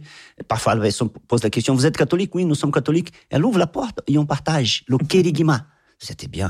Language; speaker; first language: French; non-native, fluent; Portuguese